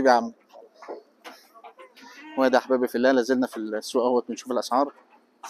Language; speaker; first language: Arabic; native; Arabic